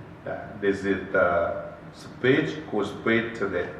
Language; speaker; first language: English; non-native, learner; Thai